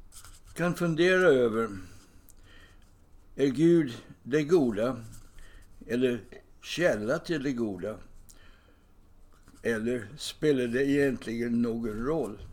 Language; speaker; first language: Swedish; non-native, fluent; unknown